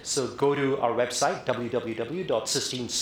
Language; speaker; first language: English; non-native, local second language; Tamil